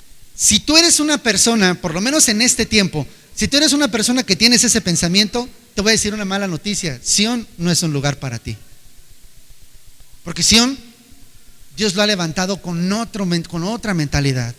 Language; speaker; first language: Spanish; native; Spanish